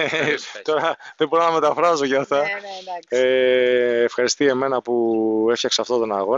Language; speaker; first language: Greek; native; Greek